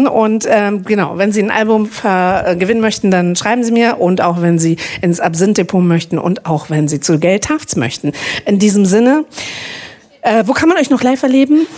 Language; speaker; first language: German; native; German